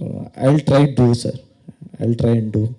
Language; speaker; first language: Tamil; non-native, learner; Kannada